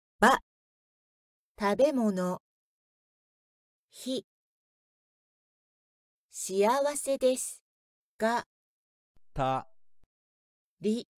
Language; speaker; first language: Japanese; non-native, learner; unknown